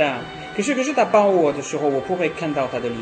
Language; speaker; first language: Chinese; non-native, learner; French